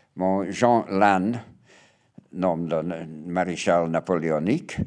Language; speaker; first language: French; non-native, learner; English